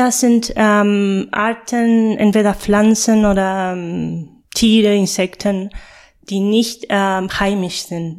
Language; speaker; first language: German; non-native, fluent; Spanish